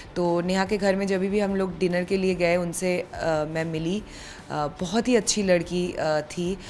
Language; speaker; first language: Hindi; non-native, local second language; Bangla